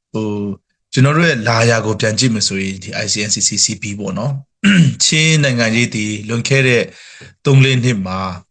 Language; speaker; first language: Burmese; non-native, local second language; Hakha Chin